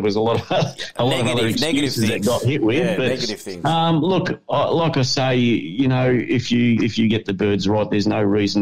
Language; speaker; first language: English; native; English